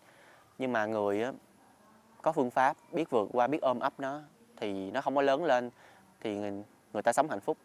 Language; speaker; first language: Vietnamese; native; Vietnamese